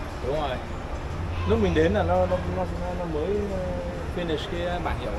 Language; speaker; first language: Vietnamese; early bilingual, heritage; Vietnamese